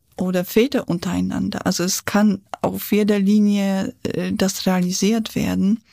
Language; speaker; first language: German; non-native, fluent; Polish